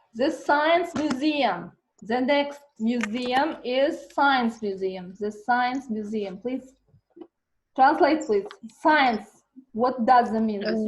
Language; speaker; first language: English; non-native, learner; Kazakh